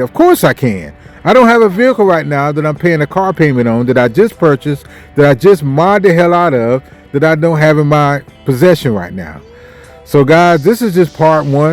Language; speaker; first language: English; native; English